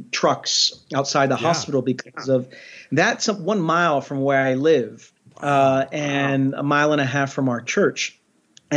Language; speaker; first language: English; native; English